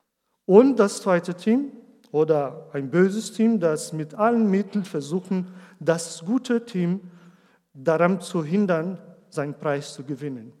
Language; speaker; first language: German; non-native, learner; Portuguese